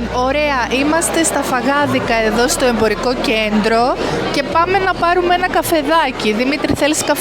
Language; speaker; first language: Greek; native; Greek